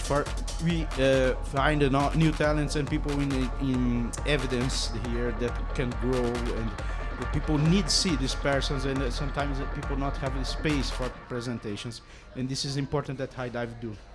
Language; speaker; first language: English; non-native, learner; Portuguese